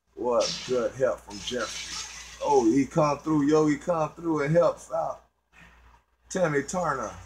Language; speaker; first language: English; native; English